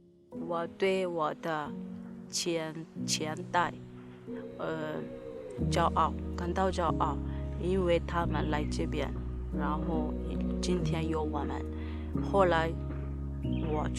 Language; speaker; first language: Chinese; non-native, fluent; Swahili